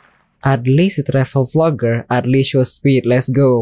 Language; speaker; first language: English; non-native, learner; Indonesian